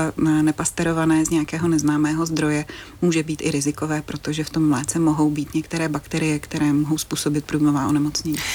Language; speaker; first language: Czech; native; Czech